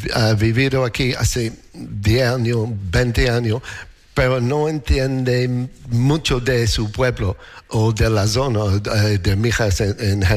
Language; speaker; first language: Spanish; non-native, learner; English